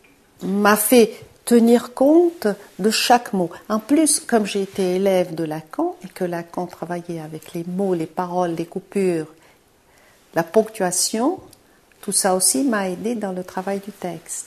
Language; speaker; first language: French; non-native, fluent; Portuguese